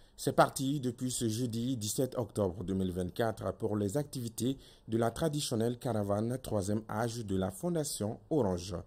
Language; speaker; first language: French; non-native, local second language; Bambara